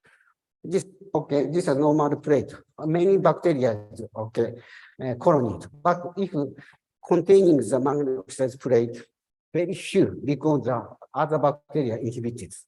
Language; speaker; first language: English; non-native, learner; Japanese